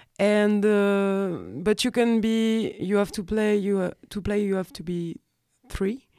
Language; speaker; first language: English; non-native, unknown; French